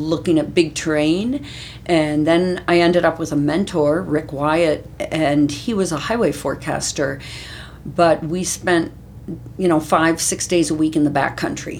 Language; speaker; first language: English; native; English